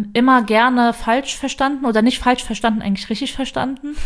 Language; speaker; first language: German; early bilingual, other home language; Turkish